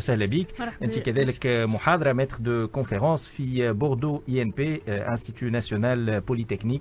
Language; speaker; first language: Arabic; native; Arabic